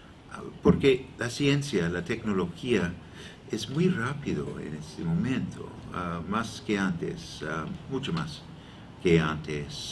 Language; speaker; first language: Spanish; non-native, learner; English